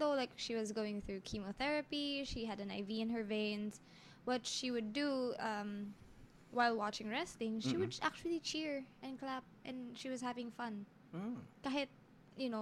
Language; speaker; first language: English; non-native, local second language; Filipino